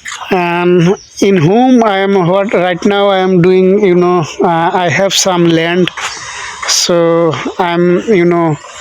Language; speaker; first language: English; non-native, local second language; Bangla